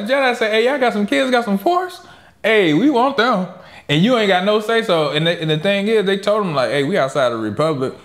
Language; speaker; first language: English; native; English